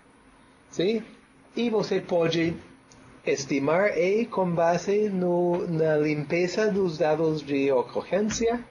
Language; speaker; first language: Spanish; non-native, learner; English